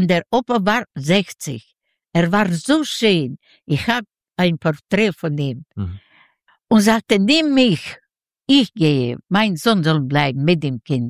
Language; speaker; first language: German; non-native, learner; Yiddish